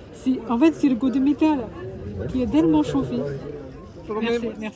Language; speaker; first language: French; non-native, fluent; Chinese